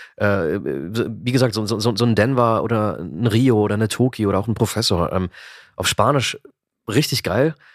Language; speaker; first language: German; native; German